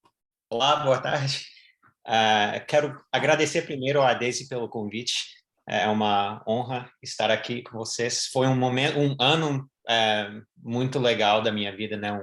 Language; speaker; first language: Portuguese; non-native, fluent; English